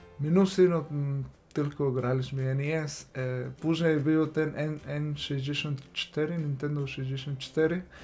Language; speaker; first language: Polish; non-native, fluent; Spanish